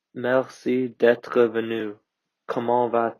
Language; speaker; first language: French; non-native, learner; English